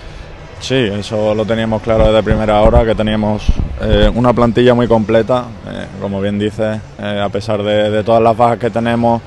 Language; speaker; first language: Spanish; native; Spanish